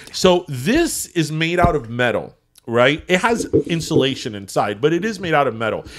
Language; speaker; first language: English; early bilingual, other home language; Spanish